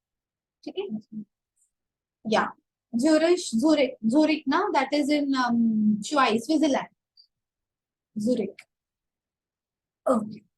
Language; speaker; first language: German; non-native, fluent; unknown